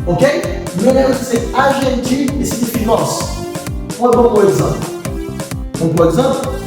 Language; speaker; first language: Portuguese; non-native, fluent; Haitian Creole